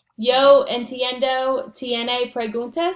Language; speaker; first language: Spanish; non-native, learner; English